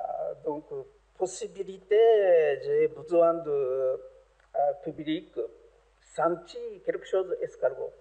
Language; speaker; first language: French; non-native, learner; Japanese